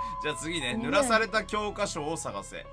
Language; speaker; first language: Japanese; native; Japanese